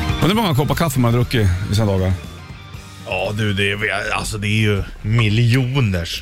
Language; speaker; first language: Swedish; native; Swedish